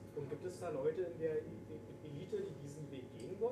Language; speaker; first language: German; native; German